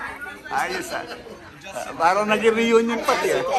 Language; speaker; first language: Filipino; native; Filipino